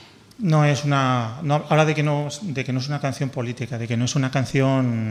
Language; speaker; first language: Spanish; native; Spanish